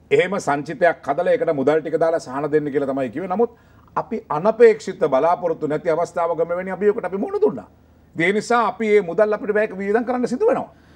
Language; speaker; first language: Sinhala; native; Sinhala